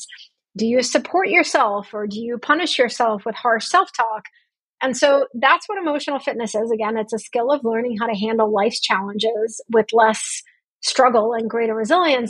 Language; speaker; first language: English; non-native, fluent; Russian